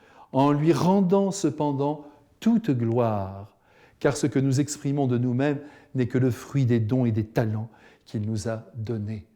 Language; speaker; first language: French; native; French